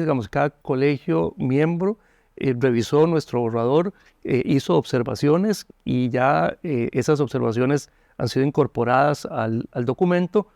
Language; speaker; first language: Spanish; native; Spanish